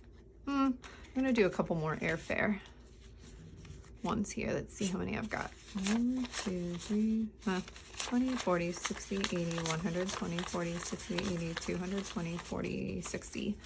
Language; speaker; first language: English; native; English